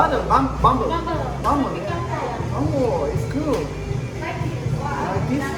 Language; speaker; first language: English; non-native, learner; Turkish